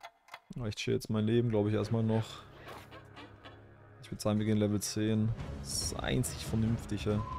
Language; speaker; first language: German; native; German